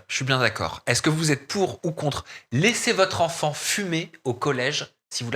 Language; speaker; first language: French; native; French